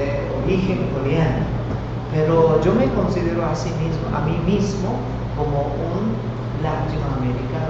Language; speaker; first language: Spanish; non-native, fluent; Korean